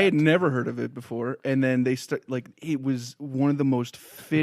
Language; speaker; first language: English; native; English